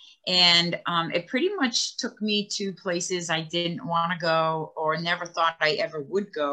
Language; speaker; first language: English; native; English